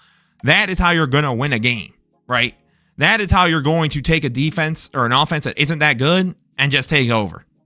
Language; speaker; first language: English; native; English